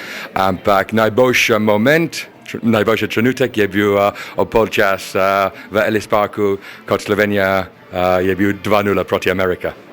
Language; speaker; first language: Slovenian; non-native, learner; English